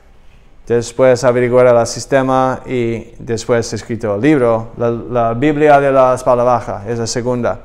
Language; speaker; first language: Spanish; non-native, learner; English